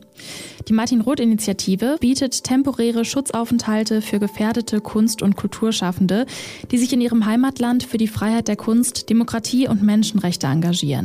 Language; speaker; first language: German; native; German